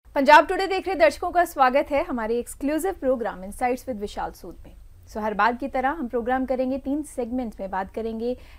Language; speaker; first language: Hindi; non-native, local second language; Punjabi